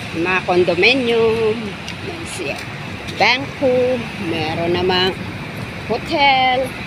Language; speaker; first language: Filipino; non-native, local second language; Iloko